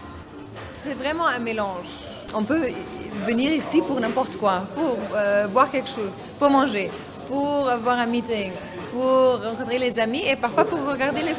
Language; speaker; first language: French; non-native, fluent; Arabic